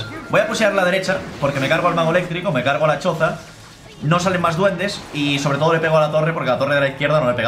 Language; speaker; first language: Spanish; native; Spanish